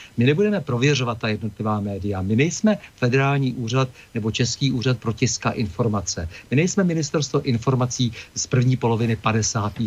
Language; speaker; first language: Czech; native; Czech